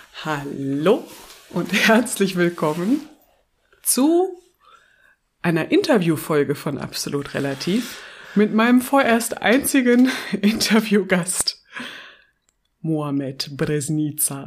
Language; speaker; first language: German; native; German